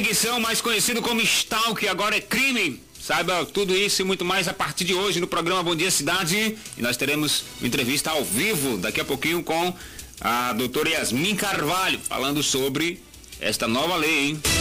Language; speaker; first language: Portuguese; native; Portuguese